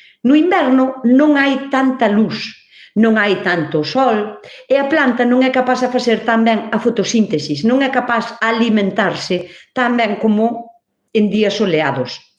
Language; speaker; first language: Galician; native; Galician